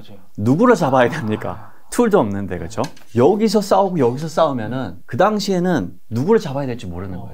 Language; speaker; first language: Korean; native; Korean